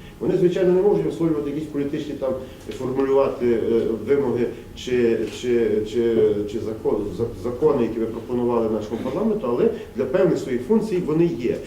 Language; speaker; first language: Ukrainian; native; Ukrainian